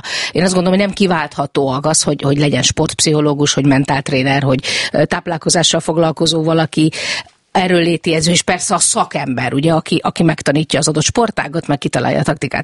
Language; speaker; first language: Hungarian; native; Hungarian